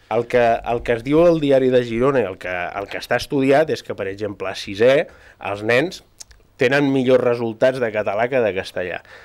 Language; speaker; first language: Catalan; non-native, local second language; Spanish